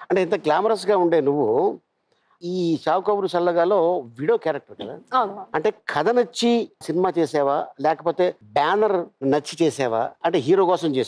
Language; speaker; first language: Telugu; native; Telugu